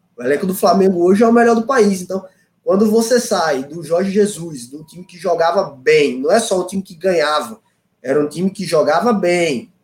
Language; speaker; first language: Portuguese; native; Portuguese